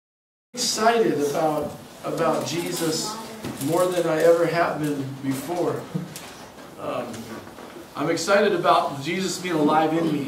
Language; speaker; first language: English; native; English